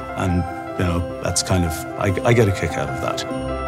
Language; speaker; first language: English; native; English